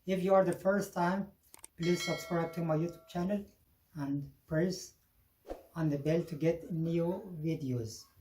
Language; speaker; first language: English; non-native, learner; Persian